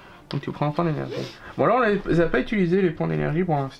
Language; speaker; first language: French; native; French